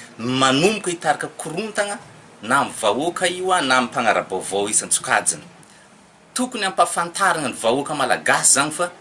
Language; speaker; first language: Malagasy; native; Malagasy